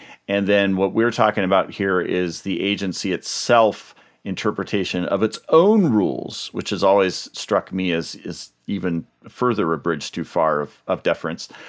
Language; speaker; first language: English; native; English